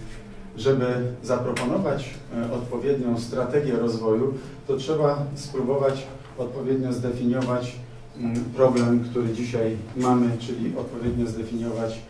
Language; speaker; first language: Polish; native; Polish